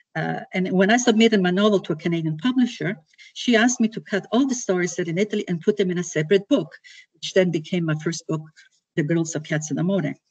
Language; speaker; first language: English; early bilingual, other home language; Italian